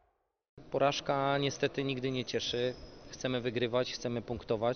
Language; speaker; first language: Polish; native; Polish